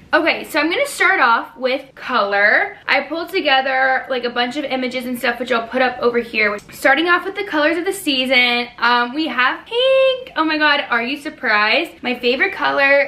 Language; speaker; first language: English; native; English